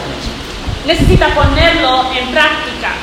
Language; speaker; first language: Spanish; non-native, learner; English